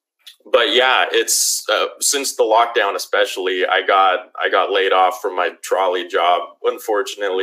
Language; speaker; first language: English; native; English